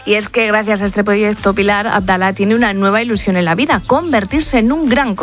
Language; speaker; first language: Spanish; native; Spanish